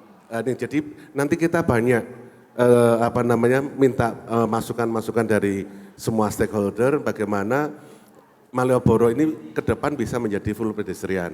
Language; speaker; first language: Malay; non-native, local second language; Javanese